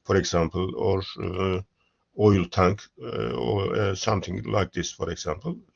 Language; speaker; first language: English; non-native, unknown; Turkish